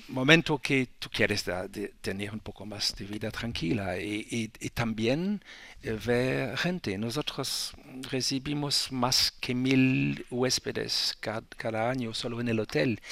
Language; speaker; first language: Spanish; non-native, learner; French